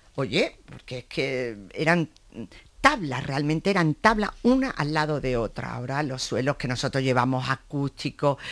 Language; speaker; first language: Spanish; native; Spanish